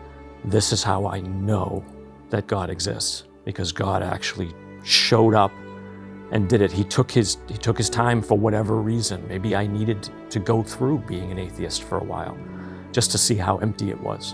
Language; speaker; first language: English; native; English